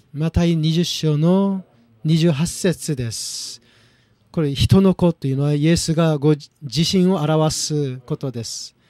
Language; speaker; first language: Japanese; non-native, fluent; Korean